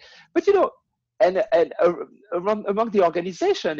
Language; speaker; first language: English; non-native, fluent; French